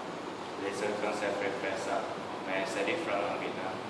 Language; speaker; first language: French; non-native, learner; Vietnamese